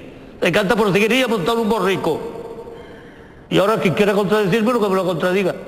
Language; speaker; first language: Spanish; native; Spanish